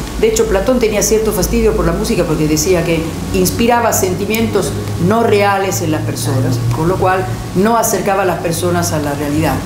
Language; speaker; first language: Spanish; non-native, fluent; Italian